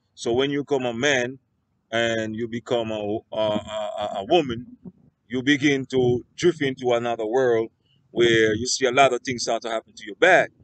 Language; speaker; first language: English; native; English